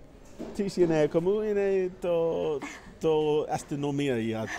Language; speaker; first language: Greek; non-native, learner; English